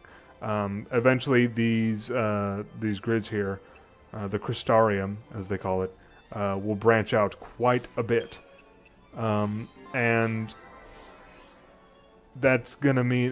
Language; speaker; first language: English; native; English